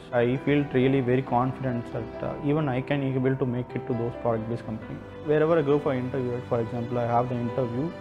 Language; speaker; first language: English; non-native, local second language; Tamil